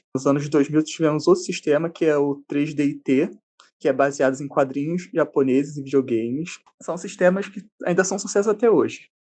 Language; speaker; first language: Portuguese; native; Portuguese